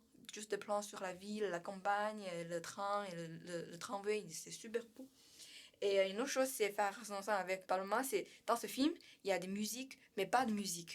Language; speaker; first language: French; non-native, learner; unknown